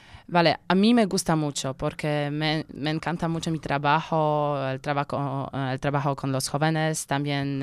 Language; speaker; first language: Spanish; non-native, learner; Polish